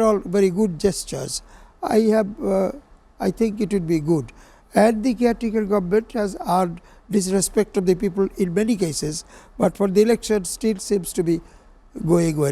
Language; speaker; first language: English; non-native, local second language; Bangla